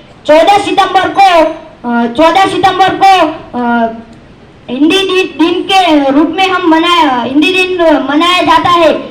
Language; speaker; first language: Hindi; non-native, local second language; Gujarati